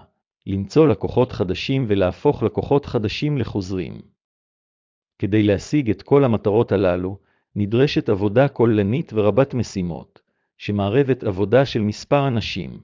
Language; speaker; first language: Hebrew; native; Hebrew